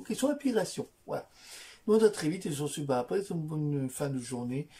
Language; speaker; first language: French; native; French